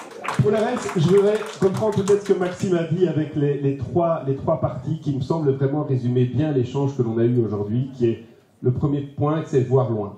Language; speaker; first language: French; native; French